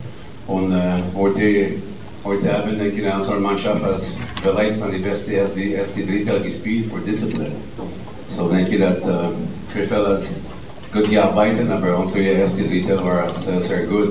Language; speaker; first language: German; non-native, learner; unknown